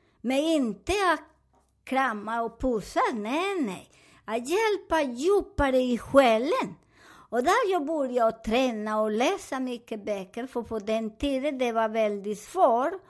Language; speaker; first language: Swedish; non-native, fluent; Spanish